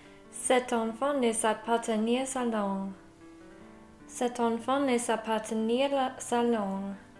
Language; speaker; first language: French; non-native, learner; English